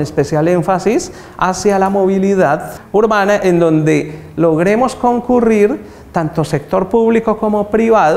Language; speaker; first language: Spanish; native; Spanish